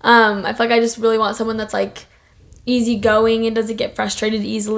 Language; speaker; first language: English; native; English